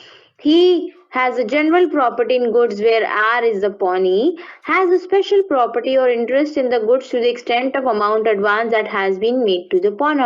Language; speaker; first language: English; non-native, local second language; Hindi